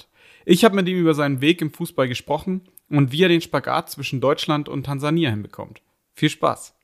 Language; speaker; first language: German; native; German